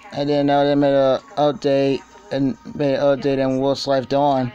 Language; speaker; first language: English; native; English